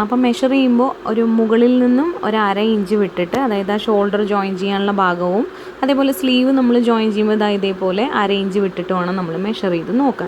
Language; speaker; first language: Malayalam; native; Malayalam